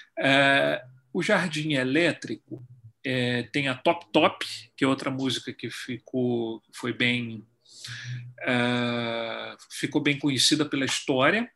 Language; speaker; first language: Portuguese; native; Portuguese